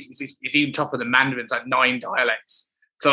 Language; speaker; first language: English; native; English